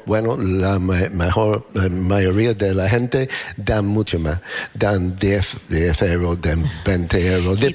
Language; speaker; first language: Spanish; non-native, learner; English